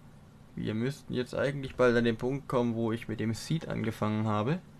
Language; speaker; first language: German; native; German